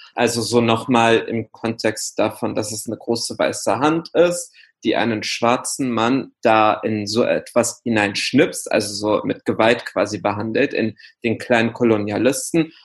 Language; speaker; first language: German; early bilingual, other home language; Arabic